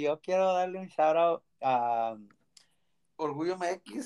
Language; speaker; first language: Spanish; early bilingual, heritage; Spanish